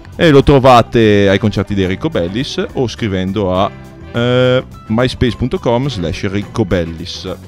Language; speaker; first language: Italian; native; Italian